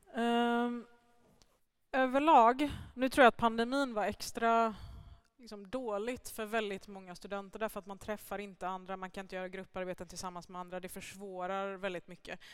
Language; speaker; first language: Swedish; early bilingual, other home language; Persian